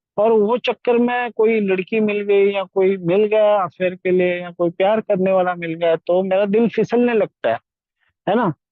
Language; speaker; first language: Hindi; non-native, local second language; Marathi